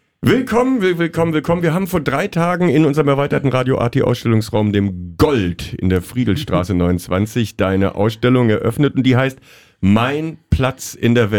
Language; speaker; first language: German; native; German